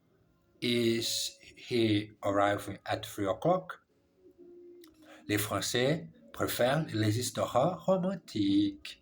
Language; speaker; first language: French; non-native, learner; English